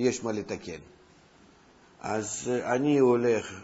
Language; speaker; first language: Hebrew; non-native, fluent; Russian